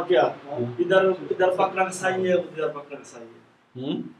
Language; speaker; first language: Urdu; non-native, learner; Bangla